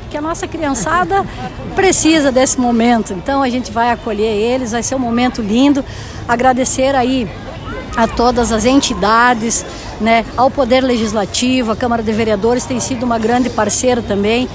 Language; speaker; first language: Portuguese; native; Portuguese